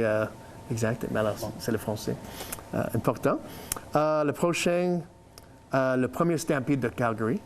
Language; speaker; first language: French; non-native, learner; English